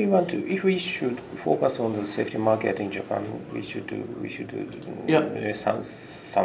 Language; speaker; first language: English; non-native, learner; Japanese